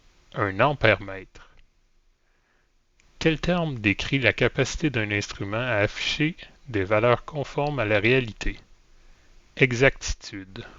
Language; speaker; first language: French; native; French